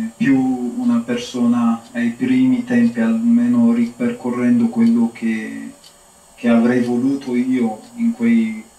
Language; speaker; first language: Italian; non-native, fluent; Amharic